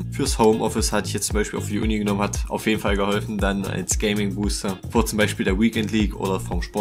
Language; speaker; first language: German; native; German